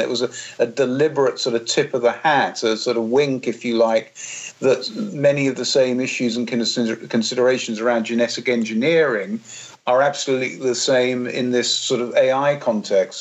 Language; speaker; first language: English; native; English